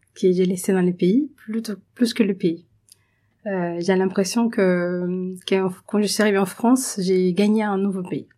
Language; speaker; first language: French; non-native, fluent; Spanish